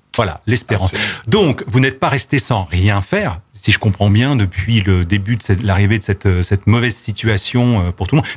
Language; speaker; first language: French; native; French